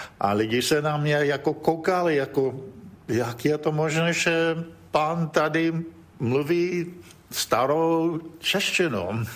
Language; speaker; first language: Czech; early bilingual, heritage; English